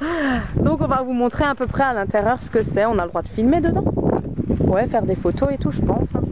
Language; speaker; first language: French; native; French